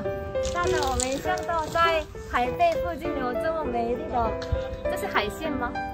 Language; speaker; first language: Chinese; non-native, learner; Korean